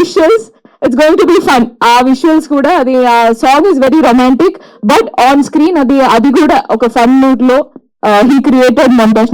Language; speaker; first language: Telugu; non-native, local second language; Malayalam